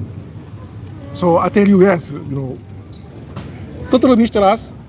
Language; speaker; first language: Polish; non-native, learner; French